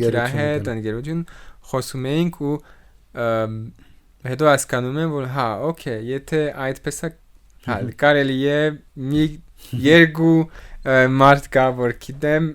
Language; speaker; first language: Armenian; non-native, learner; French